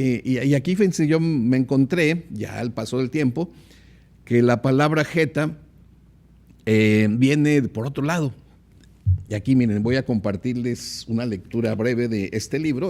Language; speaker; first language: Spanish; native; Spanish